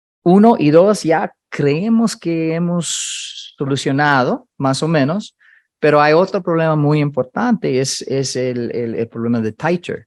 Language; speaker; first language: Spanish; non-native, fluent; English